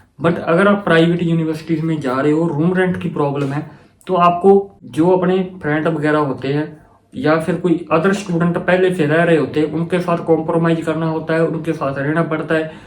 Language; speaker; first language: Hindi; non-native, local second language; Punjabi